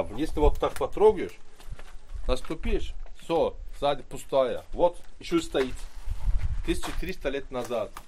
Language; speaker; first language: Russian; non-native, learner; Turkish